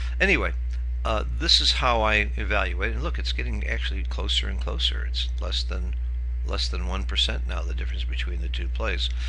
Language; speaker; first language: English; native; English